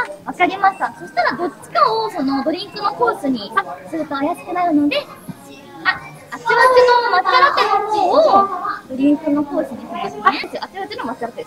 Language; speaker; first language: Japanese; native; Japanese